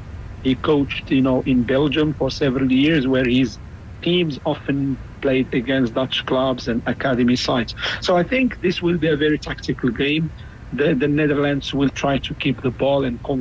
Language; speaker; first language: English; non-native, fluent; Arabic